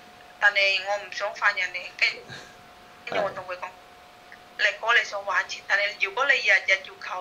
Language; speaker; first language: Cantonese; non-native, fluent; Indonesian